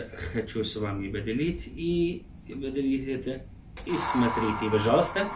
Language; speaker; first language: Russian; non-native, learner; Arabic